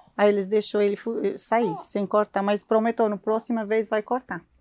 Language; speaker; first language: Portuguese; non-native, learner; Arabic